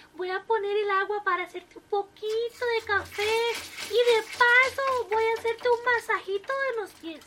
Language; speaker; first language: Spanish; native; Spanish